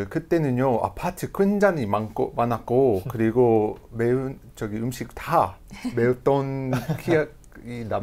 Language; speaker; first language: Korean; non-native, fluent; English